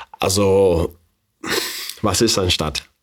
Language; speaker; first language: German; non-native, fluent; Danish